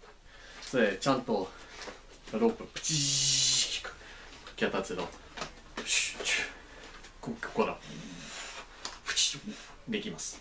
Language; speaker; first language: Japanese; non-native, learner; English